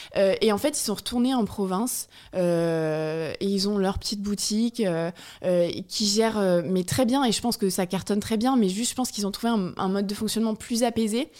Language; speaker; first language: French; native; French